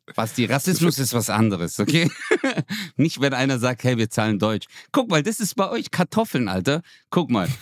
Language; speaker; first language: German; early bilingual, other home language; Turkish